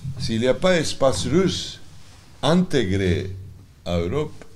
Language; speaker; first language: French; non-native, learner; Serbian